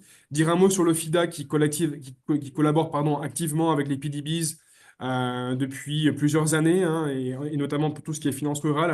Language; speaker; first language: French; native; French